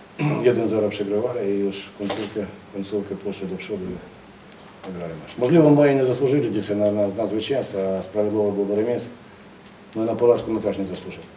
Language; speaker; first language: Polish; non-native, learner; Ukrainian